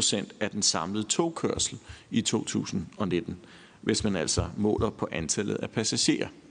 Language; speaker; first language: Danish; native; Danish